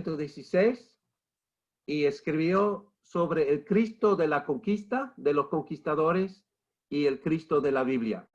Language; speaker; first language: Spanish; non-native, fluent; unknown